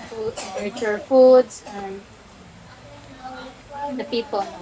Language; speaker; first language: English; non-native, local second language; Cebuano